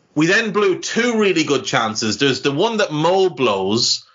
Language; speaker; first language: English; native; English